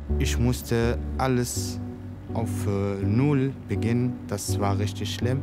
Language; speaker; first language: German; non-native, learner; Arabic